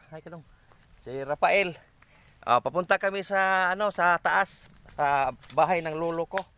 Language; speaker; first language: Filipino; non-native, local second language; Cebuano